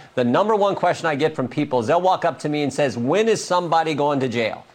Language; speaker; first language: English; native; English